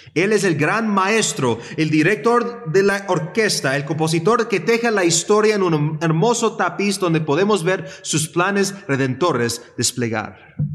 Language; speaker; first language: Spanish; early bilingual, heritage; Spanish